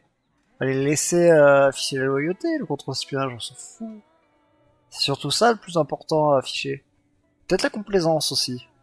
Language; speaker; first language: French; native; French